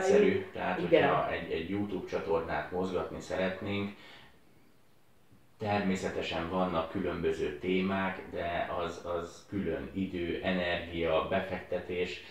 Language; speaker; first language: Hungarian; native; Hungarian